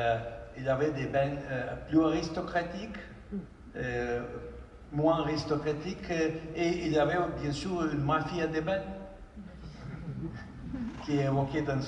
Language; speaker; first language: French; non-native, fluent; Russian